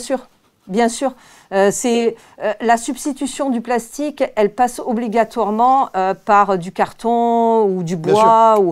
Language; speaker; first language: French; native; French